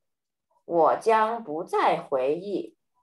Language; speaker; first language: Chinese; early bilingual, heritage; Chinese